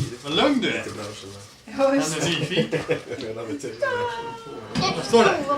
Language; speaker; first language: Swedish; early bilingual, other home language; Estonian